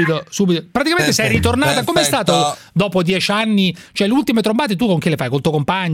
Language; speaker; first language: Italian; native; Italian